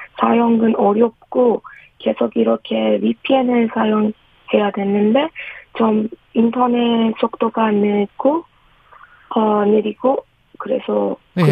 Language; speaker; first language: Korean; non-native, fluent; Persian